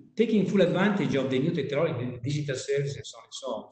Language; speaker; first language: English; non-native, fluent; Italian